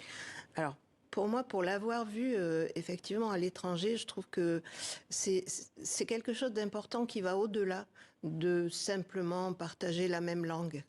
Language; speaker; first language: French; native; French